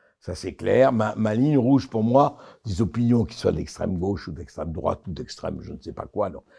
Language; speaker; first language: French; native; French